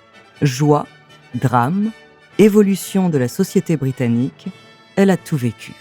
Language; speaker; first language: French; native; French